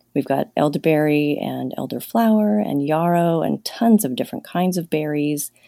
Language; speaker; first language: English; native; English